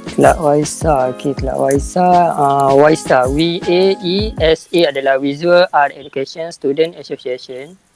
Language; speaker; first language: Malay; native; Malay